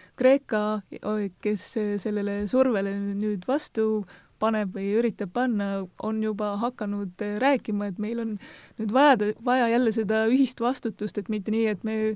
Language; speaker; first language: Estonian; native; Estonian